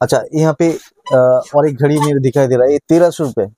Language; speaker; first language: Hindi; non-native, local second language; Bangla